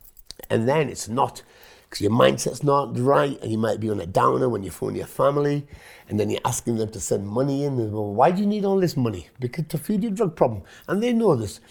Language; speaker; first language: English; non-native, local second language; Punjabi